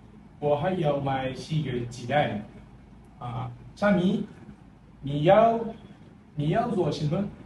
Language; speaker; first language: Chinese; non-native, learner; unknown